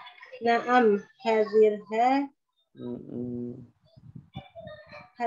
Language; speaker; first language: Arabic; non-native, learner; Indonesian